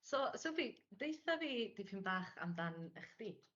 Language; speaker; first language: Welsh; native; Welsh